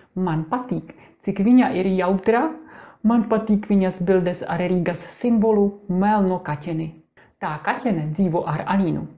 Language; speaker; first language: Latvian; non-native, learner; Czech